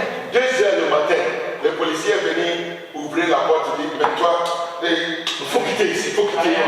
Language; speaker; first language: French; non-native, fluent; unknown